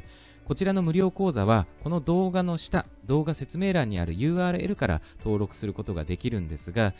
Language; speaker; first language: Japanese; native; Japanese